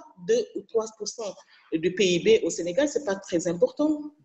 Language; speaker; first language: French; non-native, local second language; Wolof